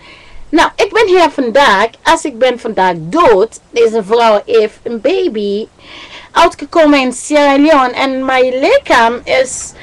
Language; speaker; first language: Dutch; non-native, learner; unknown